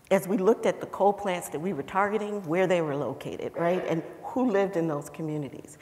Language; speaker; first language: English; native; English